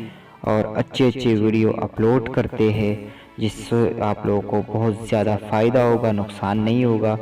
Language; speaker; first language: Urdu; non-native, local second language; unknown